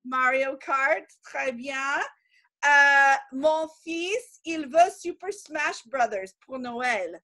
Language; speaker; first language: French; non-native, fluent; English